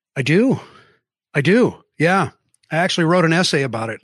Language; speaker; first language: English; native; English